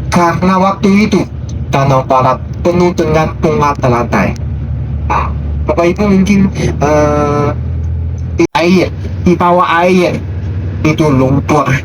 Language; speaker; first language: Indonesian; non-native, learner; Chinese